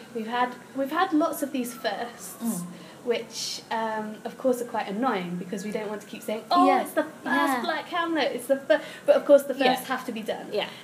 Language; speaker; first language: English; native; English